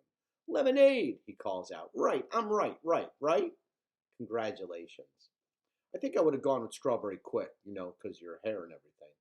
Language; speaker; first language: English; native; English